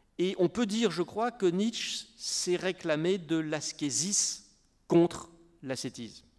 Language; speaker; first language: French; native; French